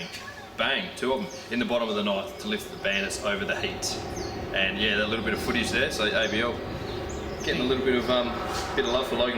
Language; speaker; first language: English; native; English